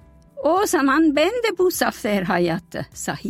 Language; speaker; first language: Turkish; non-native, fluent; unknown